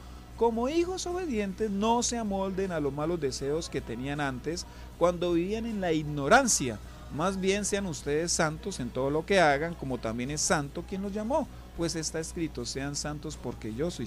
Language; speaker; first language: Spanish; native; Spanish